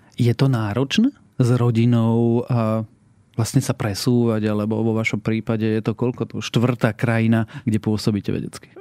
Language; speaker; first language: Slovak; native; Slovak